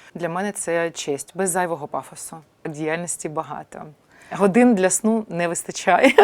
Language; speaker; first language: Ukrainian; native; Ukrainian